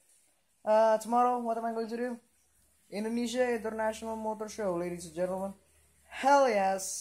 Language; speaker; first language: English; non-native, local second language; Indonesian